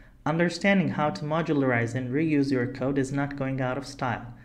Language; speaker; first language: English; non-native, fluent; Turkish